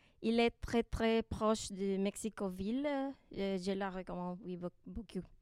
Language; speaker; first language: French; non-native, learner; Spanish